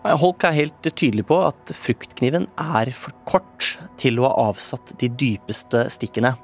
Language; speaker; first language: Norwegian; native; Norwegian